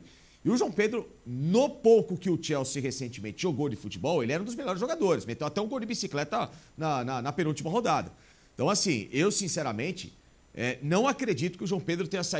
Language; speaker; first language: Portuguese; native; Portuguese